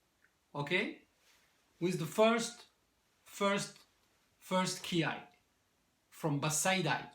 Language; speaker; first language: English; non-native, learner; French